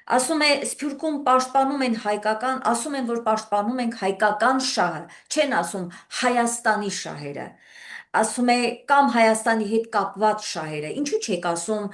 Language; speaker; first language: Armenian; native; Armenian